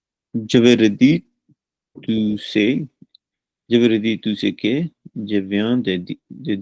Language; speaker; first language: French; non-native, learner; Punjabi